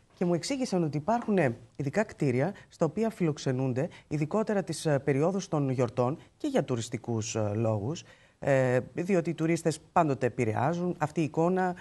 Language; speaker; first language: Greek; native; Greek